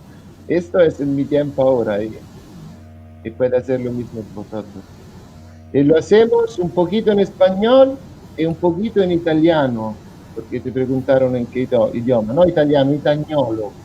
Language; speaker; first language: Spanish; non-native, fluent; Italian